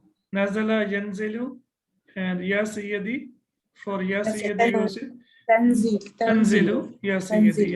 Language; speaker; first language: Arabic; non-native, fluent; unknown